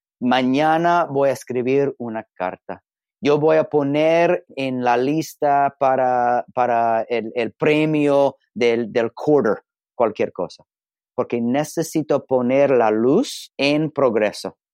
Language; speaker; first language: Spanish; non-native, learner; English